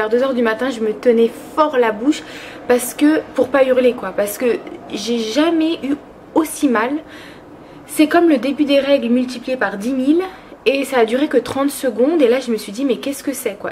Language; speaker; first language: French; early bilingual, other home language; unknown